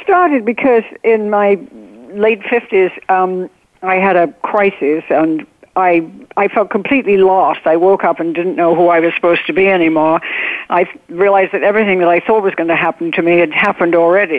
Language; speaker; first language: English; native; English